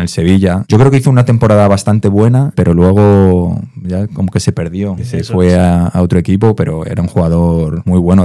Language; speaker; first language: Spanish; native; Spanish